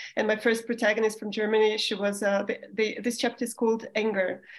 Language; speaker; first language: English; non-native, fluent; Russian